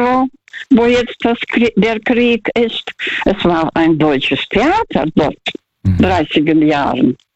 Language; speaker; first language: German; early bilingual, heritage; German